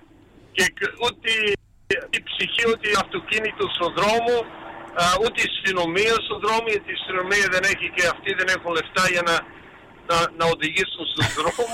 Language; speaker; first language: Greek; early bilingual, heritage; Greek